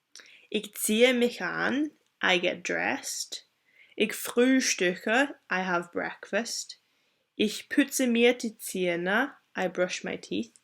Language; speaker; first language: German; non-native, fluent; English